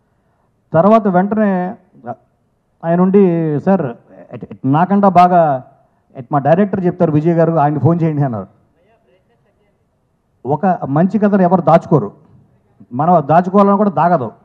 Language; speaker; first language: Telugu; native; Telugu